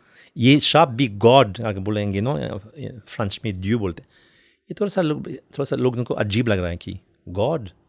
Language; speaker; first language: Hindi; non-native, fluent; French